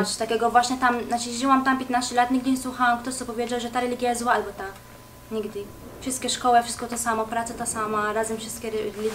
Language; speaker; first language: Polish; early bilingual, heritage; Arabic